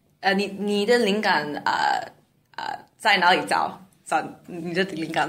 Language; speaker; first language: Chinese; non-native, learner; English